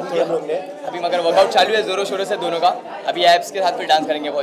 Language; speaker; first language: Hindi; native; Hindi